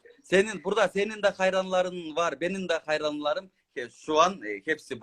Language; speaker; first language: Turkish; non-native, learner; Kyrgyz